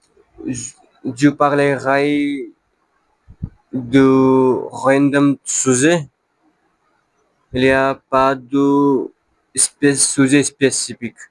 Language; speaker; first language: French; non-native, learner; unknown